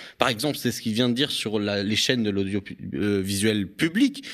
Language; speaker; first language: French; native; French